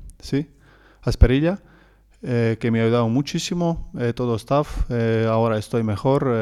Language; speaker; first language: Spanish; non-native, learner; Croatian